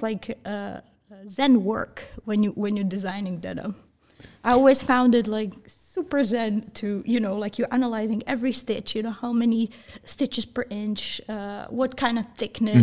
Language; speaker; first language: English; early bilingual, other home language; Bosnian